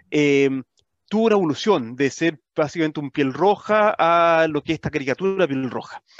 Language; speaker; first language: Spanish; early bilingual, heritage; Spanish